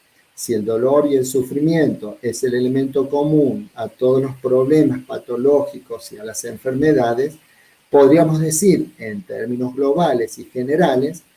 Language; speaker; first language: Spanish; native; Spanish